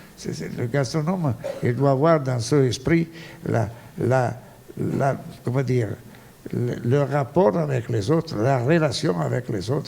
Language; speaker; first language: French; non-native, fluent; Italian